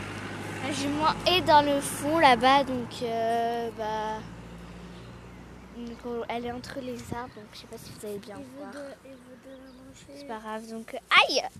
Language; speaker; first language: French; native; French